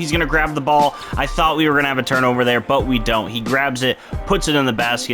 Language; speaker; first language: English; native; English